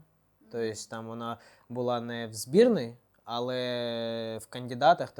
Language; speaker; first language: Ukrainian; non-native, local second language; Russian